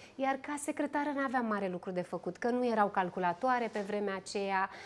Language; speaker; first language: Romanian; native; Romanian